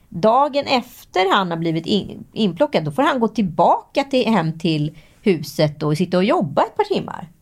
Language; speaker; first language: Swedish; native; Swedish